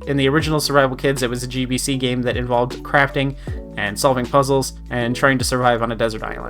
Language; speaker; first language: English; native; English